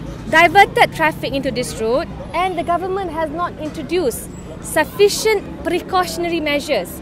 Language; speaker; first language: English; non-native, local second language; Malay